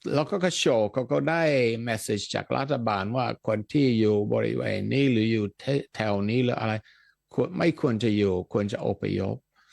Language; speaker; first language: Thai; non-native, fluent; Dutch